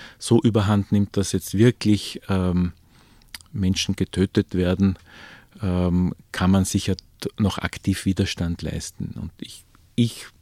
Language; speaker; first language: German; native; German